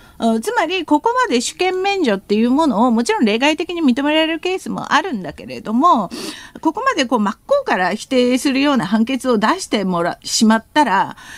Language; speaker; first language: Japanese; non-native, fluent; Korean